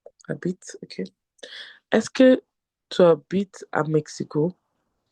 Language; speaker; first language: French; non-native, learner; English